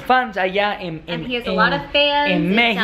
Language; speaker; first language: Spanish; non-native, learner; English